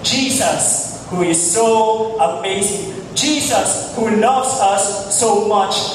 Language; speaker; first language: English; non-native, local second language; Filipino